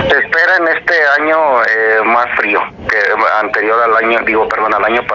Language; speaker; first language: Spanish; native; Spanish